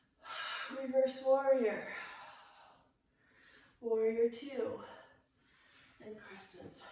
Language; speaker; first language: English; native; English